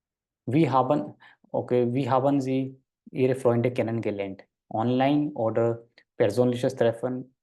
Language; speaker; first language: German; non-native, fluent; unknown